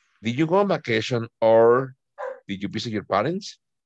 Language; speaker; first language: English; non-native, fluent; Spanish